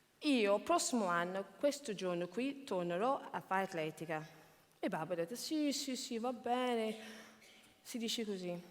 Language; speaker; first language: Italian; non-native, fluent; English